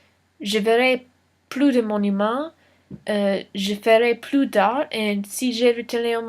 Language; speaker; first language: French; non-native, learner; English